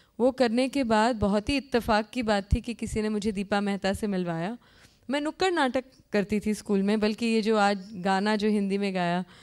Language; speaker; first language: Hindi; native; Hindi